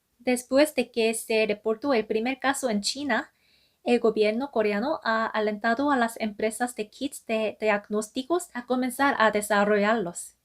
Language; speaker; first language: Spanish; non-native, fluent; Korean